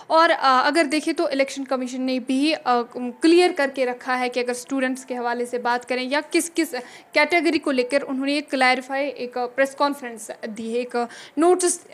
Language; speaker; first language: Hindi; non-native, local second language; Kashmiri